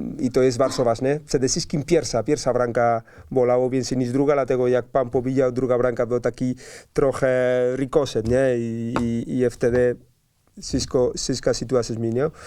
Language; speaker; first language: Polish; non-native, learner; Spanish